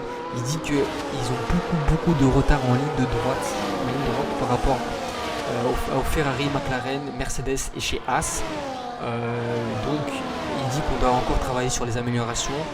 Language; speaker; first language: French; native; French